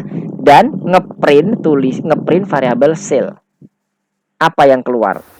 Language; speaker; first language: Indonesian; native; Indonesian